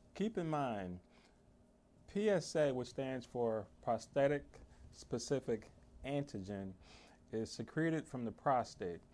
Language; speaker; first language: English; native; English